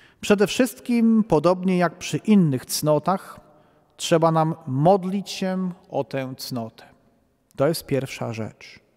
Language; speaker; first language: Polish; native; Polish